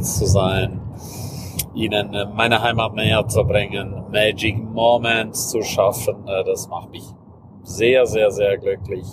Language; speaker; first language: German; native; German